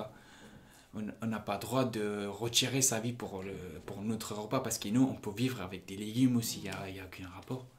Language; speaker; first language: French; non-native, fluent; Punjabi